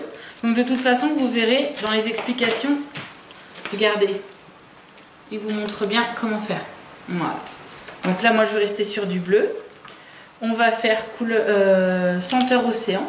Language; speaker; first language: French; native; French